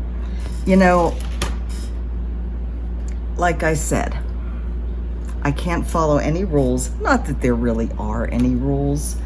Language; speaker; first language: English; native; English